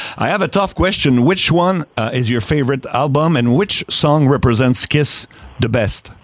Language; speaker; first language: English; non-native, learner; French